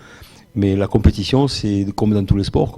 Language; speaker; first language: French; native; French